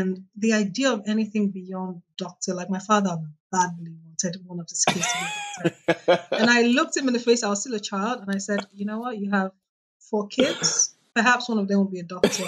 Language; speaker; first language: English; non-native, local second language; Yoruba